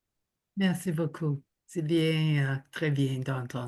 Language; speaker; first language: French; non-native, local second language; English